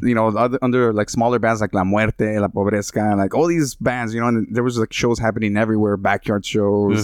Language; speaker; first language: English; early bilingual, other home language; Spanish